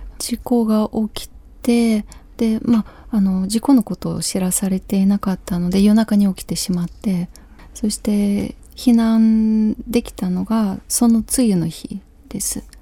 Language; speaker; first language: Japanese; non-native, fluent; Ukrainian